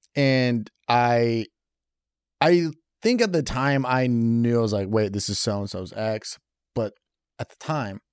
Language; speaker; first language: English; native; English